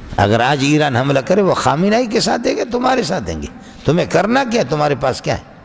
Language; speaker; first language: Urdu; non-native, local second language; Brahui